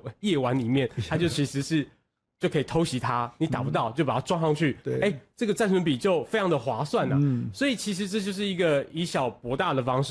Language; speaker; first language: Chinese; native; Chinese